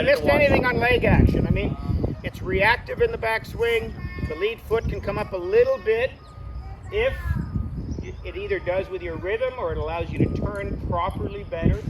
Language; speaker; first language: English; native; English